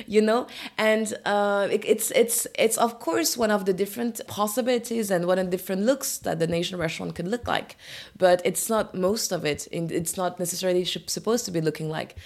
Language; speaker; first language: English; non-native, fluent; French